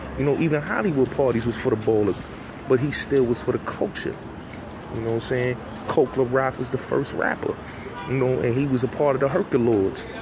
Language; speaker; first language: English; native; English